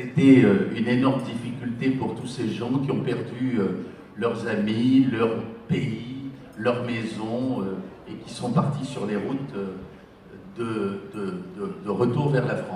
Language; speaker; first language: French; native; French